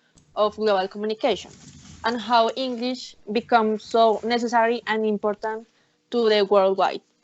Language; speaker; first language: English; non-native, learner; Spanish